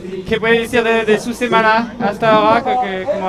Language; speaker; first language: Spanish; non-native, learner; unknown